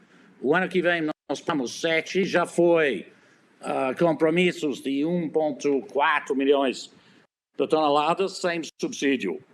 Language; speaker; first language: Portuguese; non-native, fluent; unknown